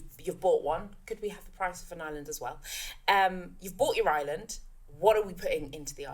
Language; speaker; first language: English; native; English